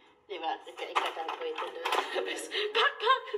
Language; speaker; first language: Dutch; non-native, learner; Filipino